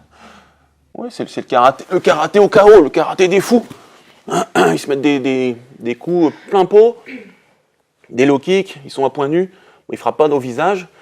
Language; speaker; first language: French; native; French